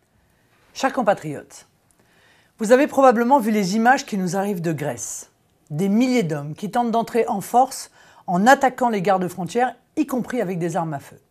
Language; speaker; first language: French; native; French